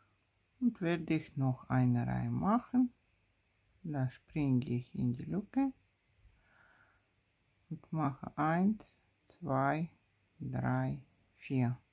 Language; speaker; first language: German; non-native, fluent; Russian